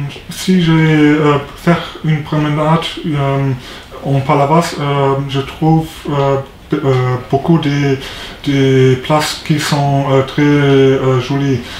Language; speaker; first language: French; non-native, learner; German